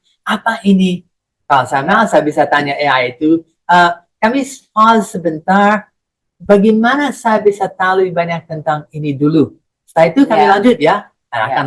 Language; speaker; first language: Indonesian; non-native, fluent; English